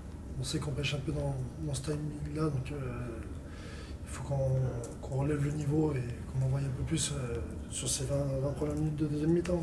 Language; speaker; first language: French; native; French